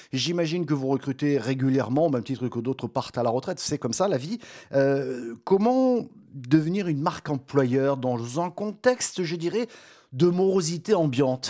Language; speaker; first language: French; native; French